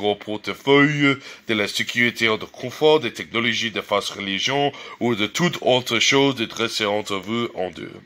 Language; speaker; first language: French; non-native, learner; English